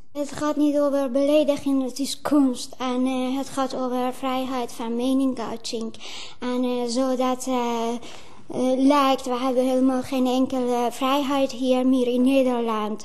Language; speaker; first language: Dutch; non-native, fluent; Persian